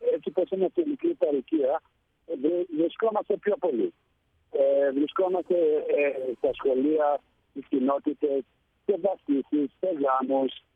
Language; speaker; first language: Greek; early bilingual, heritage; Greek